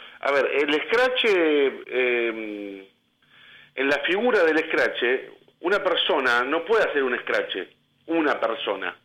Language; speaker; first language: Spanish; native; Spanish